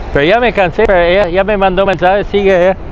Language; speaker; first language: Spanish; non-native, learner; English